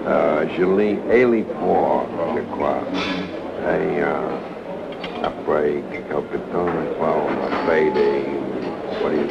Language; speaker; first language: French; non-native, learner; English